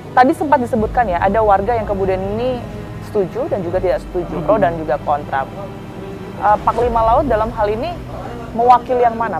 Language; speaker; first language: Indonesian; native; Indonesian